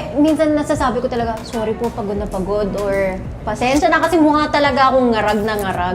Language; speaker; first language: Filipino; early bilingual, heritage; Filipino